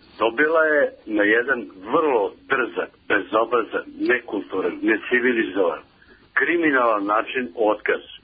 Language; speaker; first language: Serbian; native; Serbian